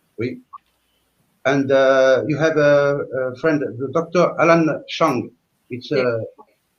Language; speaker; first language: English; non-native, learner; French